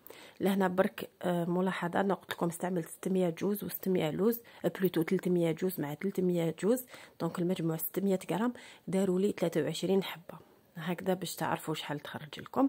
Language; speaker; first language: Arabic; native; Arabic